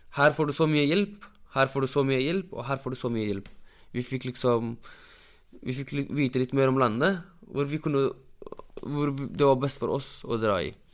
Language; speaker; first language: Norwegian; non-native, fluent; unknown